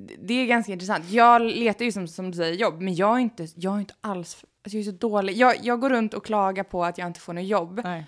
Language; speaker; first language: Swedish; native; Swedish